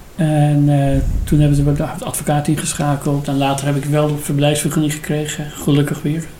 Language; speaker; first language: Dutch; non-native, fluent; Persian